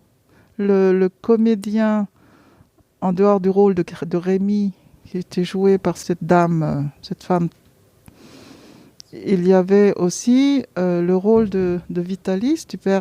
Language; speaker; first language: French; non-native, fluent; Vietnamese